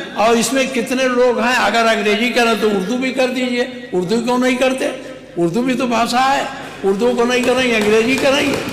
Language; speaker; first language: Hindi; native; Hindi